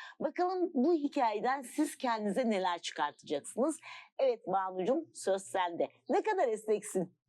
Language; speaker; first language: Turkish; native; Turkish